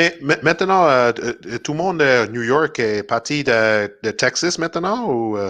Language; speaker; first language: French; non-native, learner; English